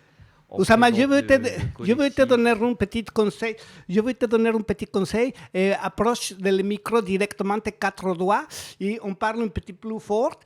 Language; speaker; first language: French; non-native, learner; Spanish